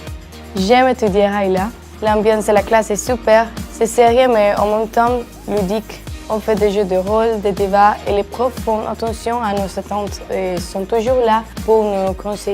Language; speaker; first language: French; non-native, fluent; Spanish